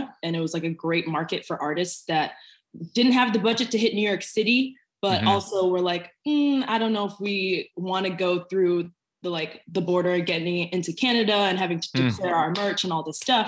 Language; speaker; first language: English; native; English